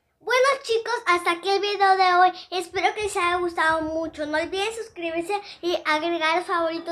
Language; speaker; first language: Spanish; native; Spanish